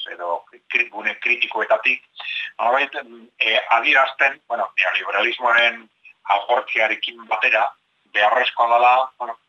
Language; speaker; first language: Basque; native; Basque